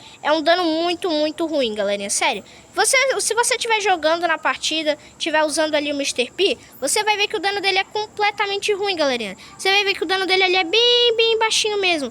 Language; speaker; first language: Portuguese; native; Portuguese